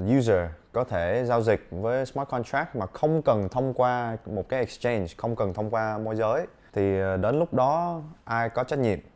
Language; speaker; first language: Vietnamese; early bilingual, heritage; Vietnamese